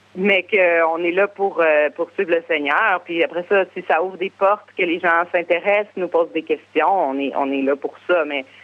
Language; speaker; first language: French; native; French